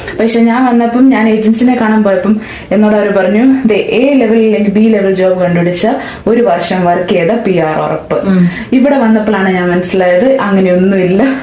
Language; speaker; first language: Malayalam; non-native, local second language; English